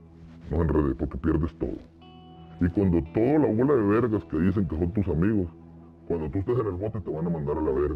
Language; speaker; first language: Spanish; native; Spanish